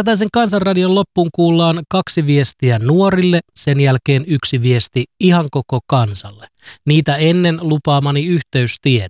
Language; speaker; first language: Finnish; native; Finnish